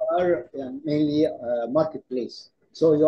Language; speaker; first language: English; non-native, fluent; Arabic